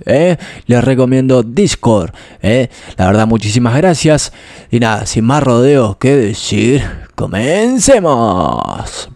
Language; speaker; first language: Spanish; native; Spanish